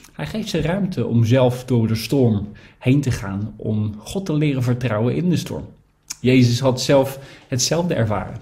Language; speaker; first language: Dutch; native; Dutch